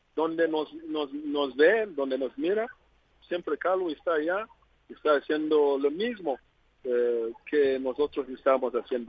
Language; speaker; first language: Spanish; non-native, learner; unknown